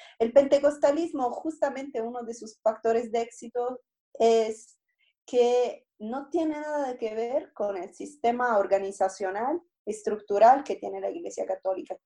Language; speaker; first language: Spanish; non-native, fluent; Italian